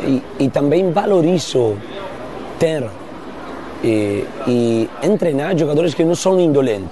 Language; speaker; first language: Portuguese; non-native, learner; Spanish